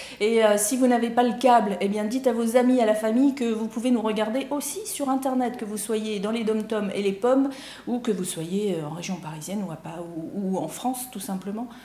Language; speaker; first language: French; native; French